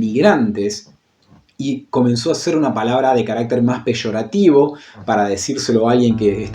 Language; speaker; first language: Spanish; native; Spanish